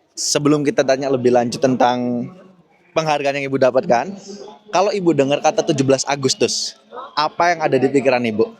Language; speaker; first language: Indonesian; native; Indonesian